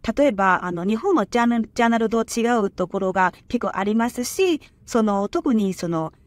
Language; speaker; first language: Japanese; non-native, fluent; Chinese